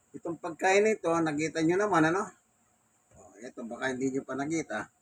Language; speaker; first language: Filipino; non-native, local second language; Pampanga